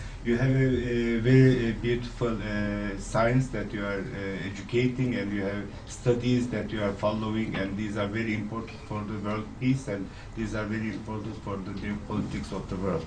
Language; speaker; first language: English; non-native, fluent; Turkish